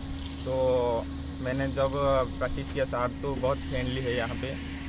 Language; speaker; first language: Hindi; non-native, local second language; Odia